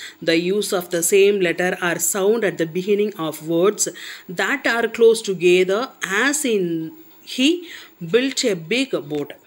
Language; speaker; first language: English; non-native, local second language; Tamil